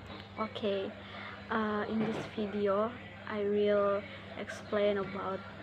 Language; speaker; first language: English; non-native, learner; Indonesian